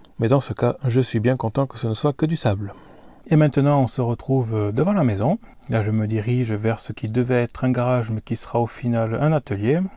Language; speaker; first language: French; native; French